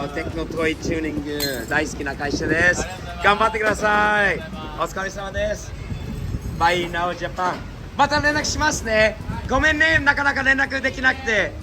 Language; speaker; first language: Japanese; non-native, fluent; English